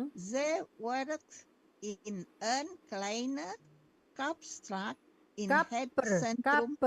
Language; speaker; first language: Dutch; non-native, learner; Indonesian